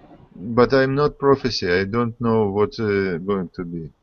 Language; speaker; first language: English; non-native, learner; Russian